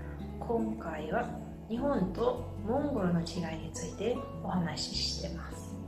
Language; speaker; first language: Japanese; non-native, fluent; Mongolian